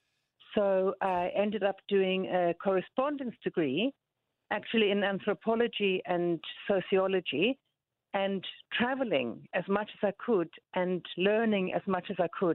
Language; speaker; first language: English; native; English